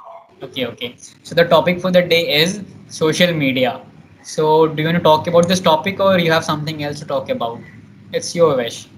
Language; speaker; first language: English; non-native, local second language; Hindi